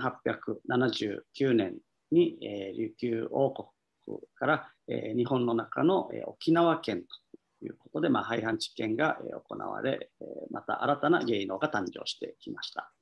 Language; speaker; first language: Japanese; native; Japanese